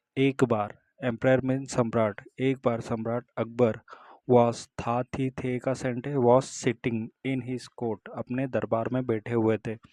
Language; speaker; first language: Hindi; native; Hindi